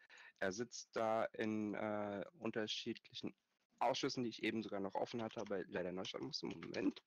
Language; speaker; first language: German; native; German